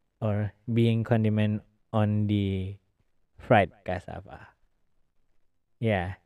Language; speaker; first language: English; non-native, learner; Indonesian